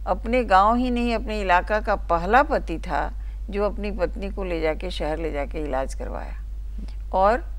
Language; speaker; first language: Hindi; native; Hindi